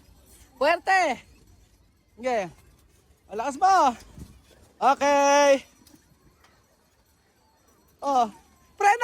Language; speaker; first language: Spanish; non-native, learner; Filipino